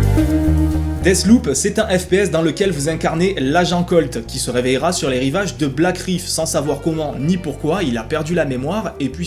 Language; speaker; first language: French; native; French